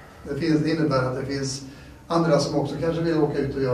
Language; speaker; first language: Swedish; native; Swedish